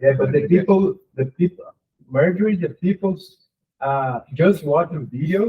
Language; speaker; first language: English; non-native, learner; Spanish